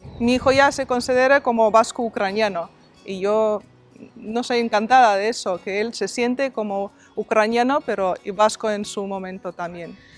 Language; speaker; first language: Spanish; non-native, fluent; Ukrainian